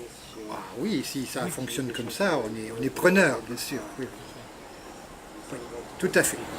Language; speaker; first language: French; native; French